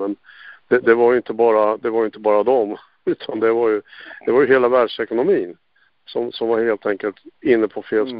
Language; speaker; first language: Swedish; native; Swedish